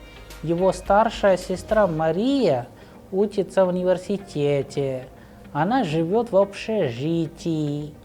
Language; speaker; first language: Russian; non-native, fluent; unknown